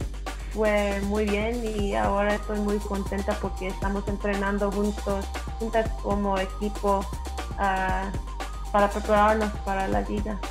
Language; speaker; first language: Spanish; early bilingual, heritage; English